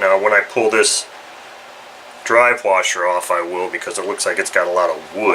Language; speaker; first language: English; native; English